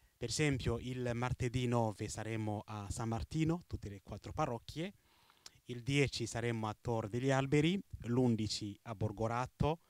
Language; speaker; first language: Italian; non-native, fluent; Rundi